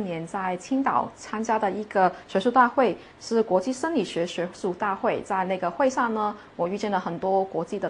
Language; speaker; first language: Chinese; native; Chinese